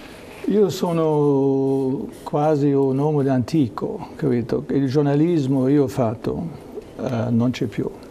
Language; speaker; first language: Italian; non-native, learner; German